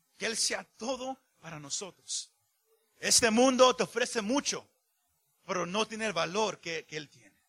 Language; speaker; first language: Spanish; early bilingual, heritage; Spanish